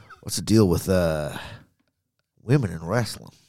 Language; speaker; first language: English; native; English